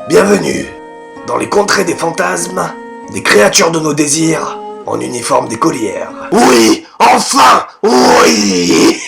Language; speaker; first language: French; native; French